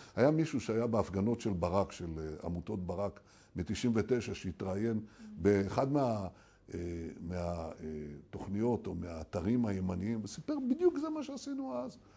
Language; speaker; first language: Hebrew; native; Hebrew